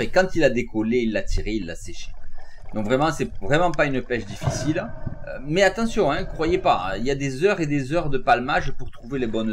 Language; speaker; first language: French; native; French